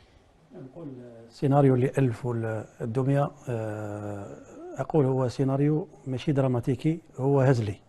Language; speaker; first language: Arabic; native; Arabic